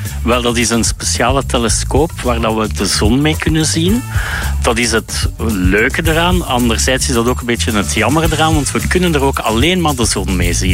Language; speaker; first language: Dutch; native; Dutch